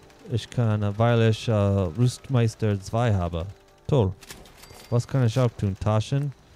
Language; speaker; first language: German; non-native, learner; English